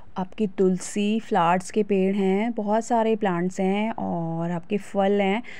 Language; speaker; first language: Hindi; native; Hindi